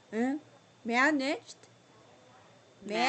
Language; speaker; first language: English; non-native, learner; Korean